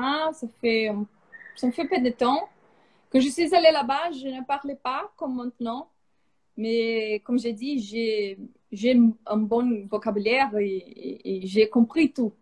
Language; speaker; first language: French; non-native, fluent; Portuguese